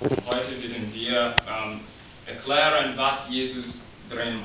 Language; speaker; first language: German; non-native, learner; English